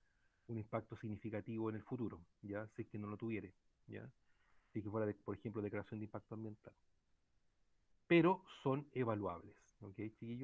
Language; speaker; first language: Spanish; native; Spanish